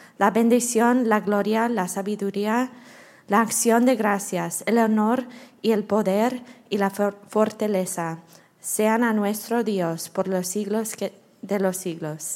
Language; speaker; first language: Spanish; non-native, learner; English